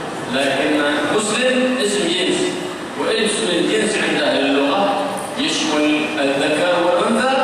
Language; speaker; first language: Arabic; native; Arabic